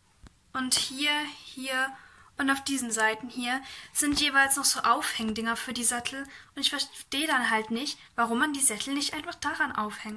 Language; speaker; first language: German; native; German